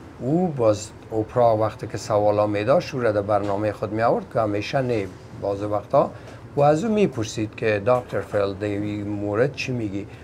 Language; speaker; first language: Persian; native; Persian